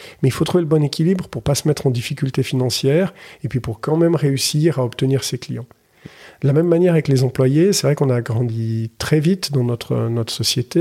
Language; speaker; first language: French; native; French